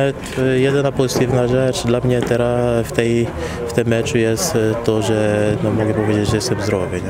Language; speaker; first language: Polish; non-native, fluent; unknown